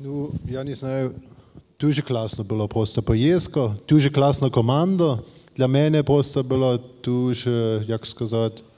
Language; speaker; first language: Ukrainian; non-native, learner; German